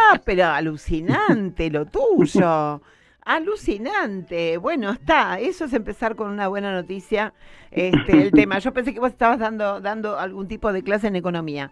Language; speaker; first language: Spanish; native; Spanish